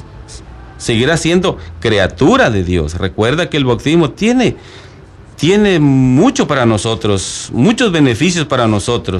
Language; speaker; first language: Spanish; native; Spanish